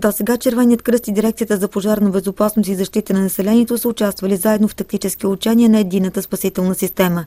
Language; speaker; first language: Bulgarian; native; Bulgarian